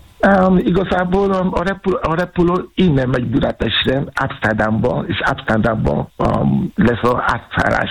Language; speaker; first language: Hungarian; non-native, fluent; Yoruba